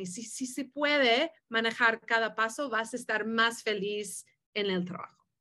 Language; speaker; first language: Spanish; early bilingual, heritage; Spanish